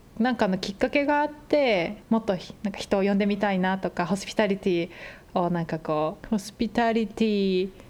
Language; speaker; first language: Japanese; early bilingual, heritage; Japanese